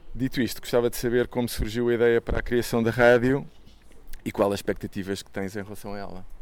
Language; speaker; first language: Portuguese; native; Portuguese